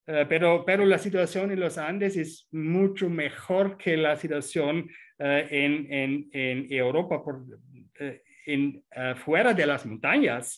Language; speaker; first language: Spanish; non-native, fluent; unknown